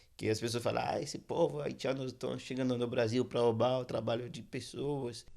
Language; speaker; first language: Portuguese; non-native, fluent; Haitian Creole